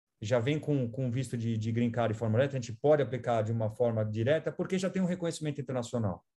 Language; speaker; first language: Portuguese; native; Portuguese